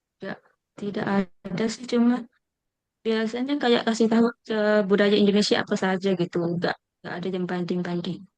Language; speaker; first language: Indonesian; non-native, fluent; Malay